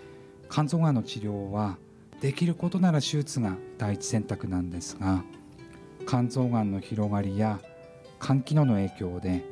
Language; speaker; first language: Japanese; native; Japanese